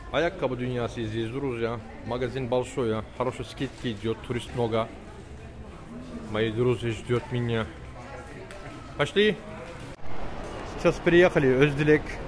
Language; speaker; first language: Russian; non-native, learner; Turkish